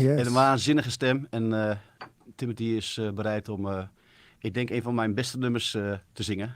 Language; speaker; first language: Dutch; native; Dutch